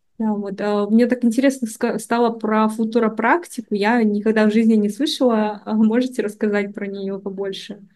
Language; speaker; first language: Russian; non-native, local second language; Kazakh